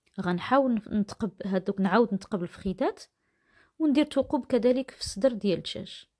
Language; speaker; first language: Arabic; native; Arabic